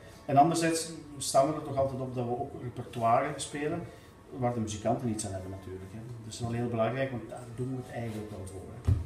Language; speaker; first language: Dutch; native; Dutch